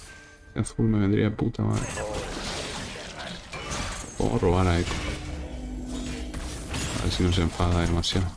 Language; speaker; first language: Spanish; native; Spanish